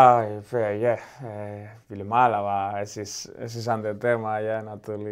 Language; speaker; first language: German; non-native, fluent; Spanish